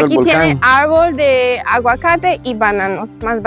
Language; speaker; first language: Spanish; non-native, learner; English